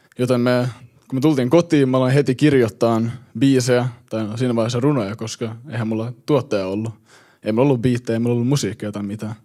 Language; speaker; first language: Finnish; early bilingual, heritage; Finnish